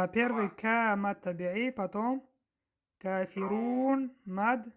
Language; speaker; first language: Russian; non-native, local second language; Tajik